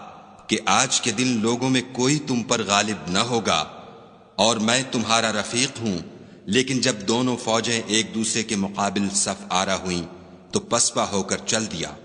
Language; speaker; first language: Urdu; native; Urdu